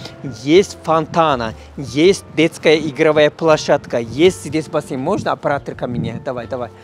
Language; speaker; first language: Russian; non-native, learner; Turkish